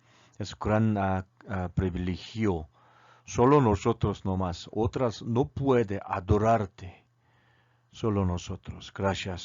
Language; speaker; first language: Spanish; non-native, learner; Korean